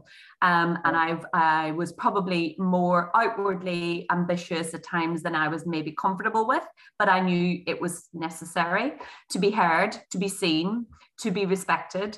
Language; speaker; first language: English; native; English